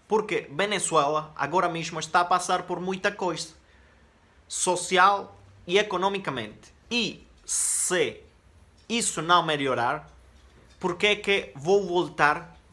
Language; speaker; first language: Portuguese; non-native, fluent; Spanish